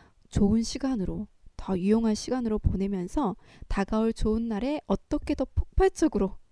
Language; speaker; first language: Korean; native; Korean